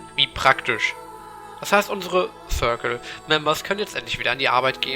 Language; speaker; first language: German; native; German